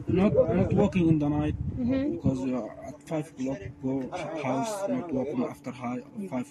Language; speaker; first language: English; non-native, learner; Arabic